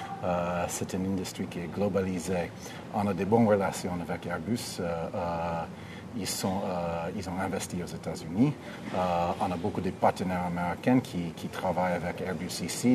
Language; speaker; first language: French; non-native, fluent; English